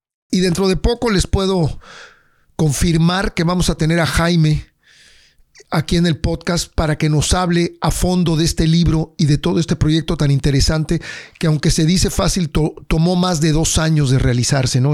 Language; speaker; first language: Spanish; native; Spanish